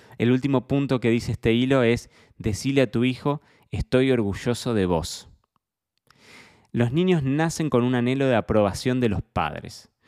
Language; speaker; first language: Spanish; native; Spanish